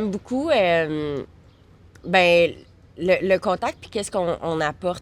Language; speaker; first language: French; native; French